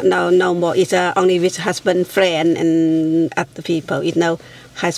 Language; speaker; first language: English; non-native, learner; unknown